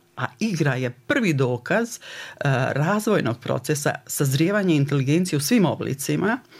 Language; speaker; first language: Croatian; native; Croatian